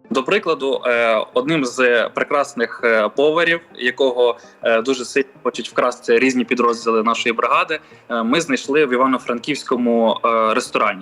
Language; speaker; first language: Ukrainian; native; Ukrainian